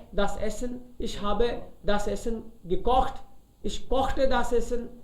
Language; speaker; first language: German; non-native, learner; Hindi